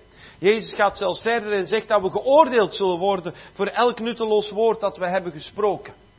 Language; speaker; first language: Dutch; native; Dutch